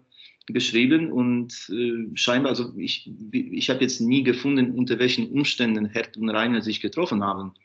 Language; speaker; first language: German; non-native, fluent; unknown